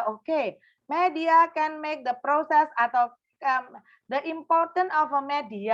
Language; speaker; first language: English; non-native, fluent; Indonesian